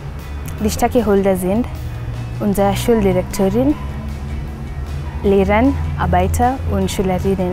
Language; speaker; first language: German; non-native, learner; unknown